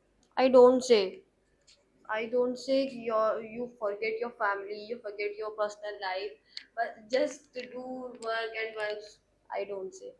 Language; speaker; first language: English; non-native, learner; Hindi